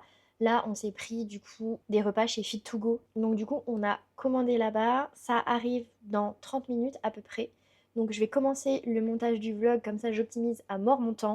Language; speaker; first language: French; native; French